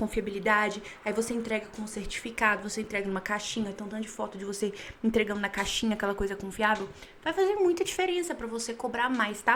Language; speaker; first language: Portuguese; native; Portuguese